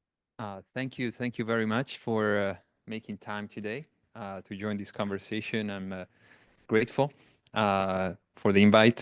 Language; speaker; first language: English; non-native, fluent; Italian